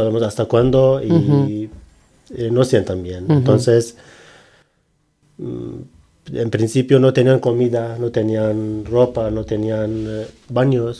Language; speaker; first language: Spanish; non-native, learner; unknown